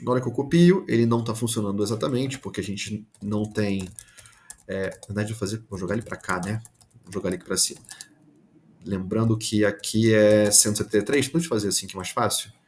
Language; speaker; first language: Portuguese; native; Portuguese